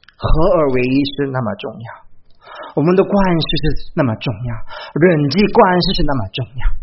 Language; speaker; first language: Chinese; non-native, fluent; Korean